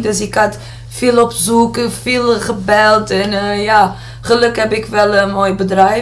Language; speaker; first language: Dutch; non-native, learner; Portuguese